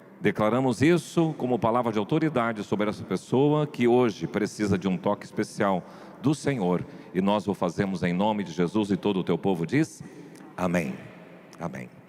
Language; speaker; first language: Portuguese; native; Portuguese